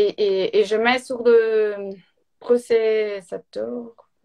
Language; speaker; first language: French; non-native, learner; Portuguese